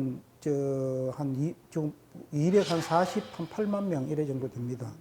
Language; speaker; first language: Korean; native; Korean